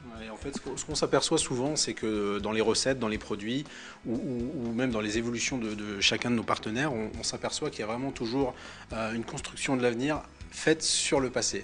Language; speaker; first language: French; native; French